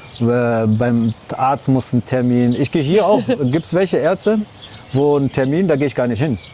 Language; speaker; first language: German; early bilingual, other home language; Arabic